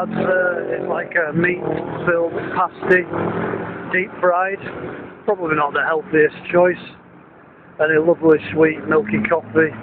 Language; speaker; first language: English; native; English